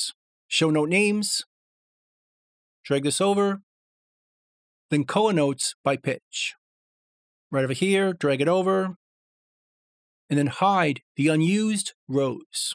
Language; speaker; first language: English; native; English